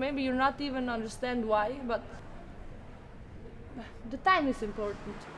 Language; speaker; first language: English; non-native, fluent; Italian